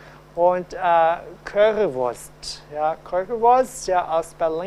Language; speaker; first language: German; non-native, fluent; Cantonese